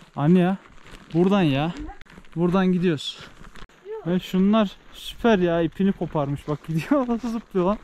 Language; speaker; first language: Turkish; native; Turkish